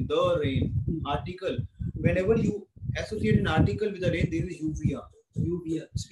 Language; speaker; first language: English; non-native, local second language; Hindi